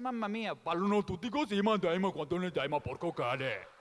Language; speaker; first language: Italian; early bilingual, heritage; Italian